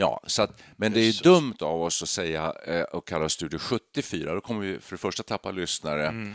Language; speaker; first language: Swedish; native; Swedish